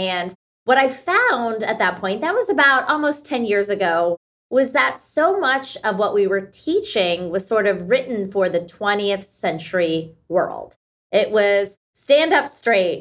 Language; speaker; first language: English; early bilingual, other home language; Hindi